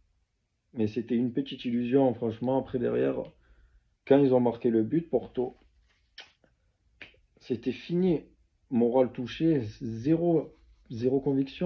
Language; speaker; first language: French; native; French